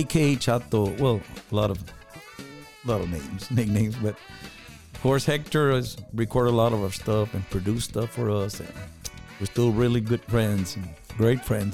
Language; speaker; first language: English; early bilingual, other home language; Spanish